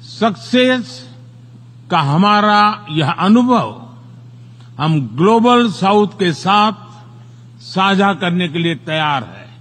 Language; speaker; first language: Hindi; non-native, local second language; Gujarati